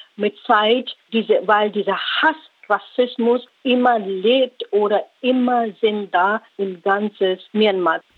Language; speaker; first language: German; non-native, learner; Rohingya